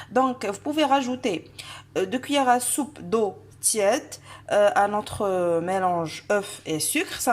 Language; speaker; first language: French; non-native, local second language; Arabic